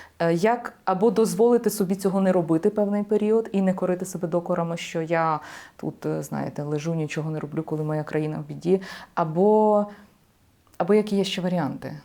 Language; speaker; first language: Ukrainian; native; Ukrainian